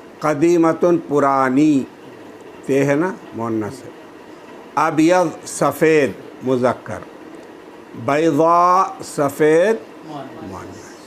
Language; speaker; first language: Urdu; native; Urdu